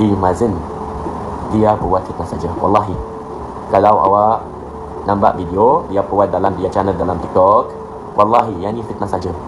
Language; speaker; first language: Malay; non-native, learner; Arabic